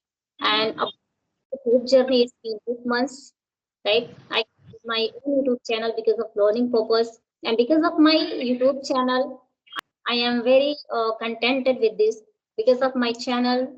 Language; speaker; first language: English; non-native, local second language; Hindi